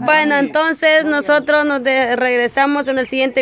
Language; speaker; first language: Spanish; native; Spanish